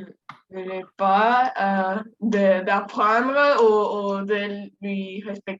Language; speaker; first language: French; non-native, learner; Spanish